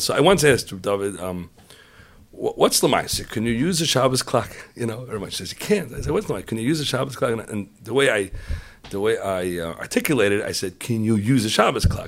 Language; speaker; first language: English; native; English